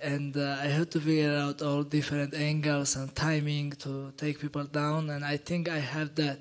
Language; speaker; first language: English; non-native, learner; Georgian